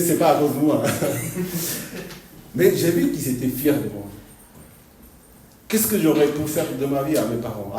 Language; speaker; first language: French; non-native, fluent; Korean